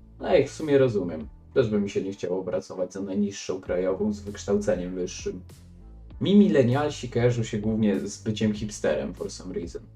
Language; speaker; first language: Polish; native; Polish